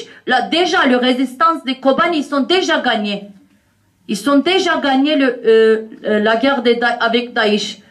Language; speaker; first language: French; non-native, learner; Kurdish